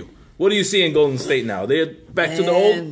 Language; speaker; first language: English; native; English